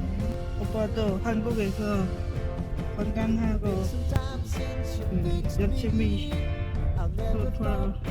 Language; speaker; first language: Korean; non-native, learner; Lao